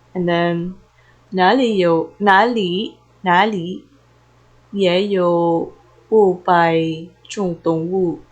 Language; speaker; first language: Chinese; non-native, learner; Filipino